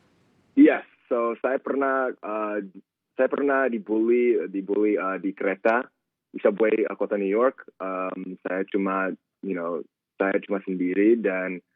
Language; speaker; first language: Indonesian; early bilingual, heritage; Indonesian